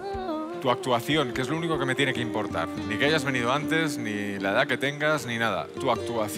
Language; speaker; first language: Spanish; native; Spanish